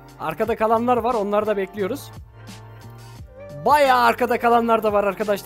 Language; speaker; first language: Turkish; native; Turkish